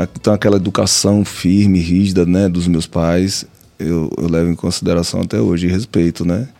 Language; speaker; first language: Portuguese; native; Portuguese